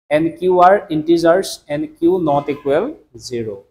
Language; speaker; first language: English; non-native, local second language; Assamese